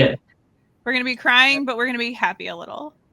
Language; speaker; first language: English; native; English